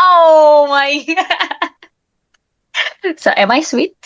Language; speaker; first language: English; non-native, learner; Indonesian